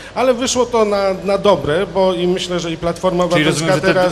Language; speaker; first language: Polish; native; Polish